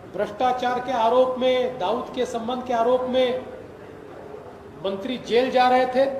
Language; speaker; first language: Hindi; non-native, local second language; Marathi